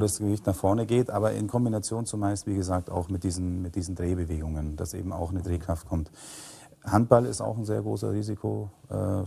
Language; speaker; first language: German; native; German